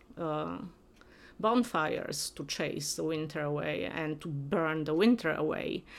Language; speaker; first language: English; non-native, fluent; Polish